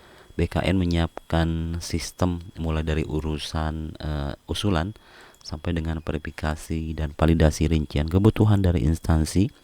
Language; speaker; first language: Indonesian; native; Indonesian